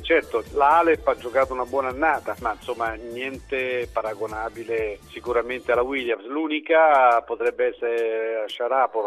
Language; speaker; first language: Italian; native; Italian